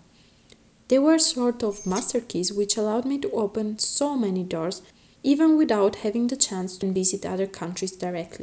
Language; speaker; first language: English; early bilingual, other home language; Spanish